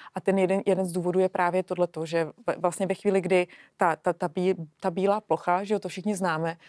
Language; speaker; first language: Czech; native; Czech